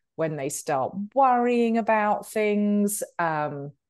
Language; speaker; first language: English; native; English